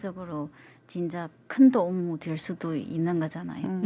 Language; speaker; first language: Korean; non-native, fluent; Japanese